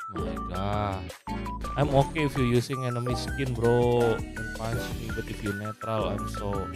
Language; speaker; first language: English; non-native, learner; Indonesian